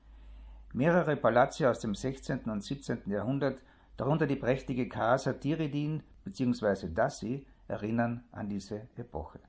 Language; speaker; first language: German; native; German